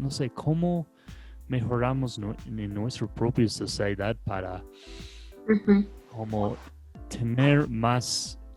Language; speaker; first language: Spanish; non-native, fluent; English